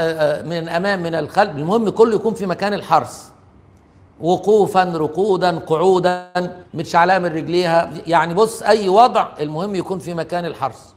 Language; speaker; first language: Arabic; native; Arabic